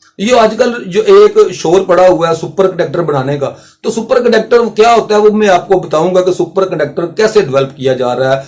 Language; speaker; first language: Urdu; non-native, local second language; Punjabi